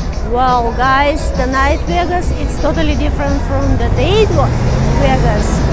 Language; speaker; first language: English; non-native, learner; Russian